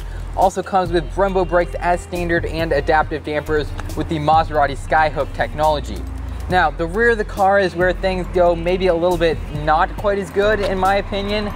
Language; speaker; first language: English; native; English